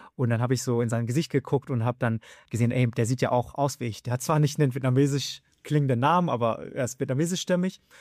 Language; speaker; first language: German; early bilingual, other home language; Vietnamese